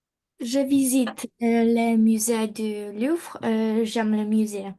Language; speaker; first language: French; non-native, learner; Polish